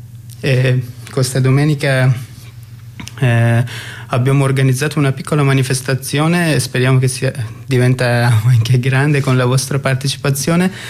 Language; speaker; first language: Italian; non-native, fluent; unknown